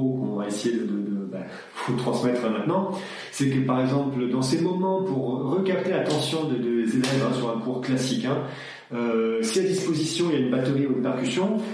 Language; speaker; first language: French; native; French